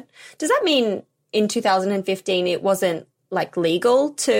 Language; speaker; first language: English; native; English